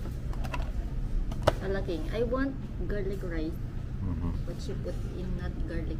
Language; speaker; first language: English; non-native, learner; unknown